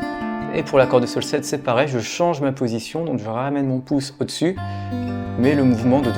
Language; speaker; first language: French; native; French